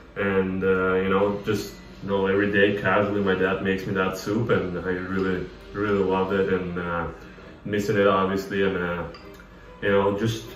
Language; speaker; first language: English; non-native, fluent; Russian